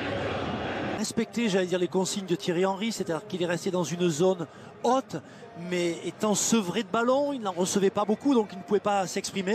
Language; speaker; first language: French; native; French